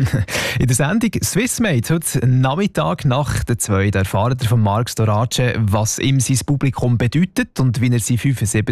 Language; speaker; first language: German; native; German